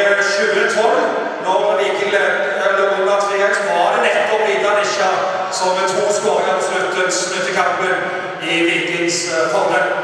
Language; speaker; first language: Norwegian; native; Norwegian